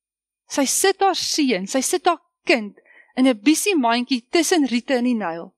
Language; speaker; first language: Afrikaans; native; Afrikaans